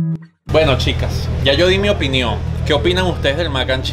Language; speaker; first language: Spanish; native; Spanish